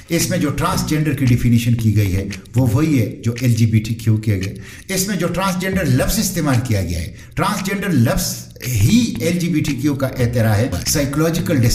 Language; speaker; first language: Urdu; non-native, local second language; Pashto